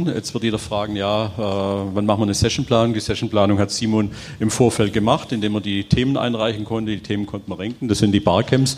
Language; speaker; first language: German; native; German